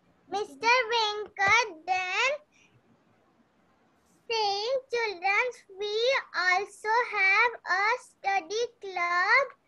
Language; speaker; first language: English; non-native, learner; Hindi